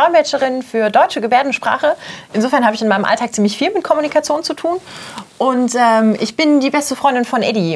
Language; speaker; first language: German; native; German